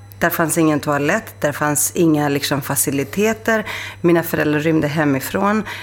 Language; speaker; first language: Swedish; early bilingual, other home language; Greek